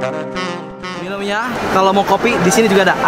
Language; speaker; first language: Indonesian; native; Indonesian